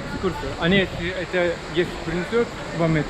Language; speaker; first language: Russian; non-native, learner; Turkish